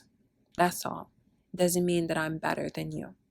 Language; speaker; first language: English; early bilingual, other home language; Spanish